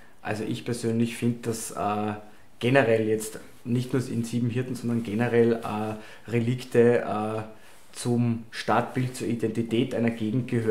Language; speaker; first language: German; native; German